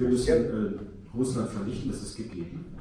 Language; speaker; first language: German; native; German